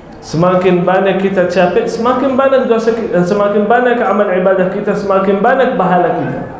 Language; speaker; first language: Malay; non-native, fluent; Arabic